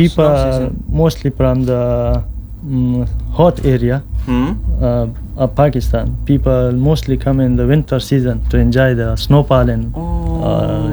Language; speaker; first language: English; non-native, local second language; Pashto